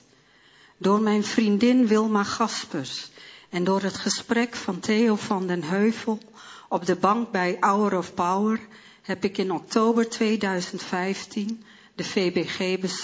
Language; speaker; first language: Dutch; early bilingual, other home language; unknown